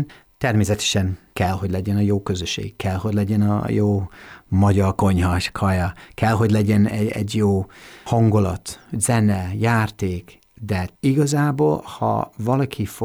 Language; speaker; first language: Hungarian; non-native, fluent; English